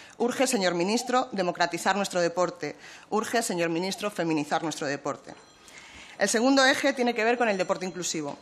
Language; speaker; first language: Spanish; native; Spanish